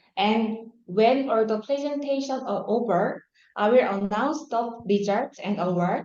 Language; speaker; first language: English; non-native, learner; Korean